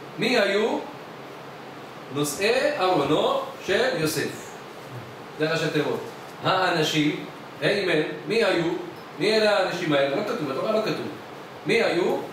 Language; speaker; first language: Hebrew; native; Hebrew